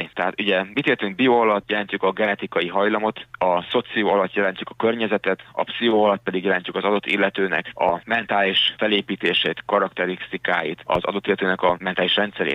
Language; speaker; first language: Hungarian; native; Hungarian